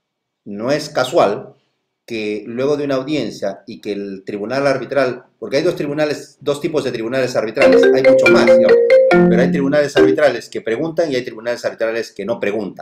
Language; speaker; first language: Spanish; native; Spanish